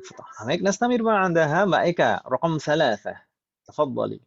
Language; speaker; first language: Arabic; non-native, fluent; Indonesian